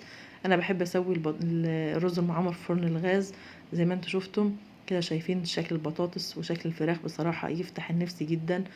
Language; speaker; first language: Arabic; native; Arabic